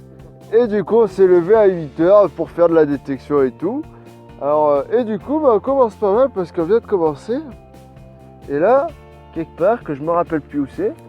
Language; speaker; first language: French; native; French